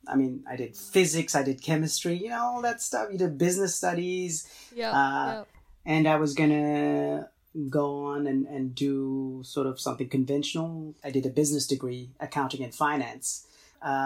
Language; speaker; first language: English; non-native, fluent; Tamil